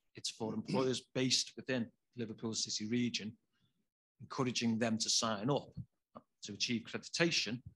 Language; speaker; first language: English; native; English